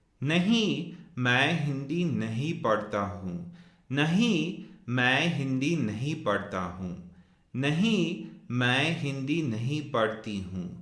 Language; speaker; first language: Hindi; non-native, fluent; English